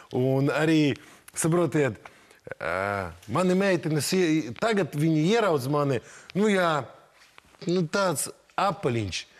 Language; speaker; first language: Latvian; native; Latvian